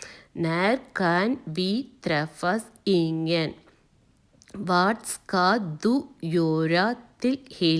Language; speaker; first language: Swedish; non-native, learner; Tamil